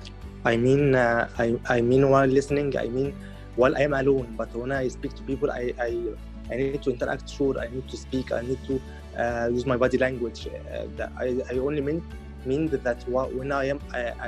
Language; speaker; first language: English; non-native, learner; Arabic